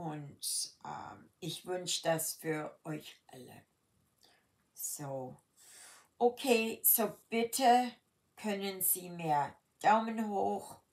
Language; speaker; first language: German; early bilingual, heritage; German